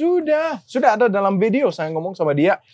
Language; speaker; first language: Indonesian; non-native, learner; Danish